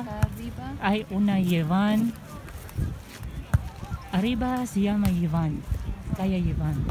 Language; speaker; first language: Spanish; non-native, learner; English